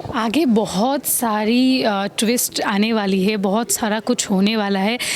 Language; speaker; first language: Hindi; non-native, local second language; Assamese